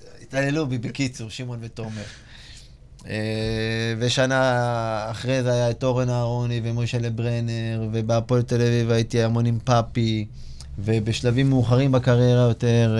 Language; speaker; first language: Hebrew; native; Hebrew